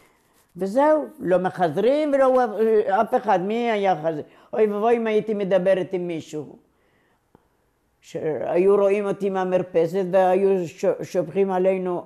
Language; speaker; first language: Hebrew; non-native, local second language; Ladino